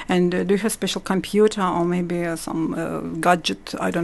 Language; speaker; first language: English; non-native, learner; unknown